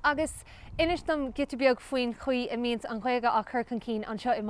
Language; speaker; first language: Irish; non-native, local second language; English